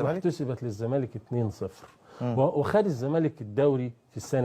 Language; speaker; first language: Arabic; native; Arabic